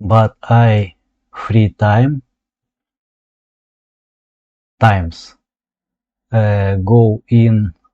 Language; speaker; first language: English; non-native, learner; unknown